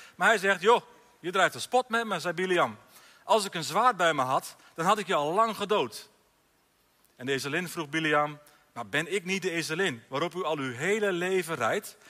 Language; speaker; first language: Dutch; native; Dutch